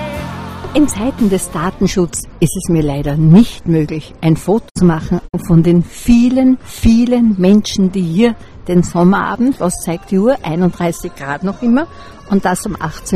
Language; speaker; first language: German; native; German